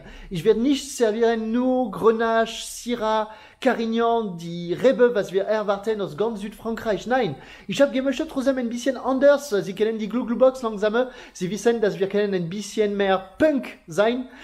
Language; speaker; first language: German; non-native, learner; French